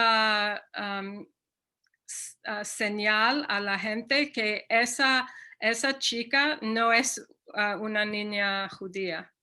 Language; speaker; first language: Spanish; non-native, fluent; English